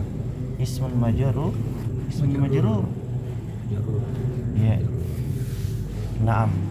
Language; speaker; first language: Arabic; non-native, fluent; Indonesian